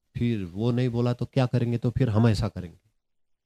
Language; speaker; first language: Hindi; non-native, local second language; Marathi